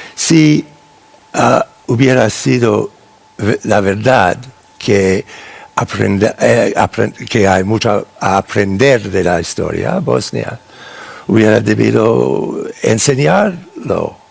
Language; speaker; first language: Spanish; non-native, fluent; English